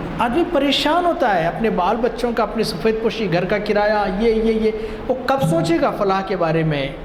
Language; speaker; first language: Urdu; non-native, local second language; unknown